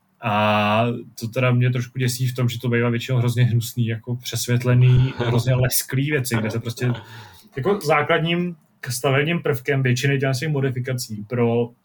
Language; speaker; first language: Czech; native; Czech